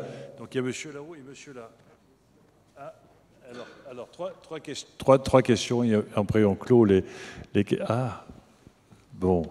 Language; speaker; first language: French; native; French